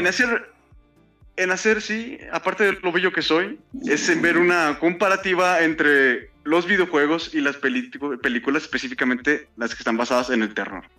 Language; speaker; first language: Spanish; native; Spanish